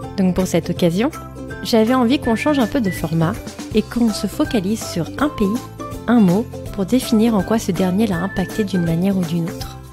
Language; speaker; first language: French; native; French